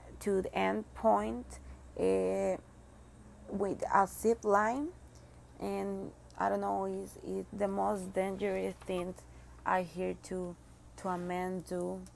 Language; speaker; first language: English; non-native, learner; Spanish